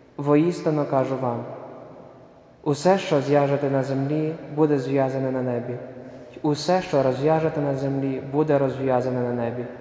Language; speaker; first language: Ukrainian; native; Ukrainian